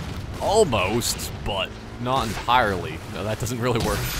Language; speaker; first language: English; native; English